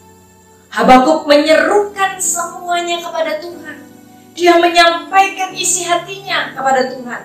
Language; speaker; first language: Indonesian; native; Indonesian